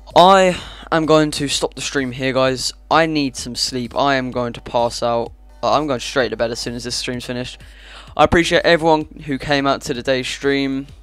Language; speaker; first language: English; native; English